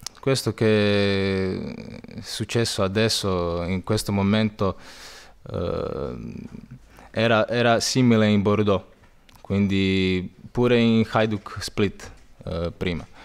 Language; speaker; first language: Italian; non-native, learner; Croatian